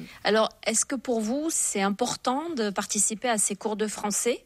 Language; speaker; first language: French; native; French